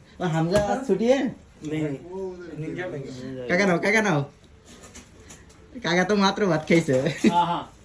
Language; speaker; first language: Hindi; non-native, learner; Bangla